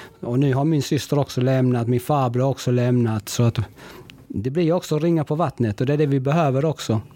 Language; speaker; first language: Swedish; early bilingual, other home language; Spanish